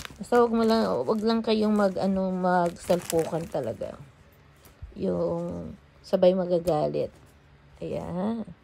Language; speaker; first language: Filipino; non-native, local second language; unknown